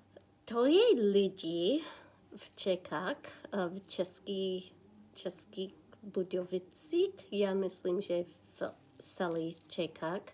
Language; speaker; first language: Czech; non-native, learner; English